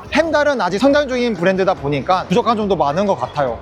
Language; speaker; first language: Korean; native; Korean